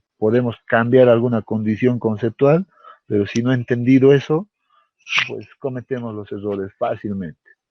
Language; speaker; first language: Spanish; native; Spanish